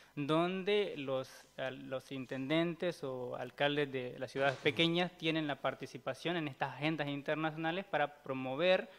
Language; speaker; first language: Spanish; native; Spanish